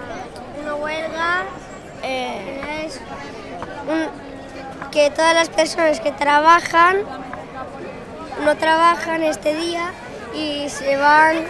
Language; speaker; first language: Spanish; non-native, local second language; Catalan